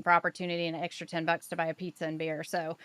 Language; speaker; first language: English; native; English